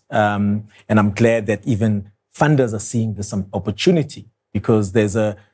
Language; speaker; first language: English; non-native, local second language; Zulu